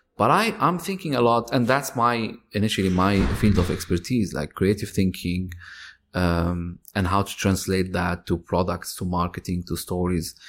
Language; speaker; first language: English; non-native, fluent; Arabic